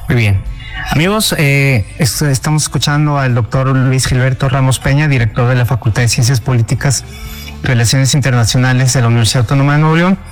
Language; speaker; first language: Spanish; native; Spanish